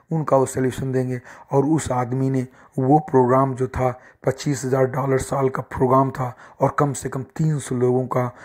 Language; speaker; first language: Hindi; native; Hindi